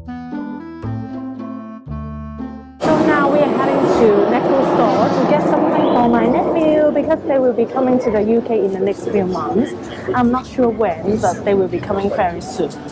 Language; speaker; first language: English; non-native, local second language; Cantonese